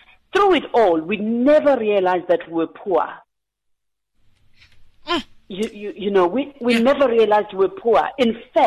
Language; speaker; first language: English; non-native, local second language; Zulu